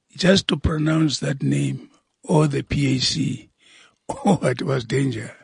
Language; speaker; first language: English; non-native, local second language; Southern Sotho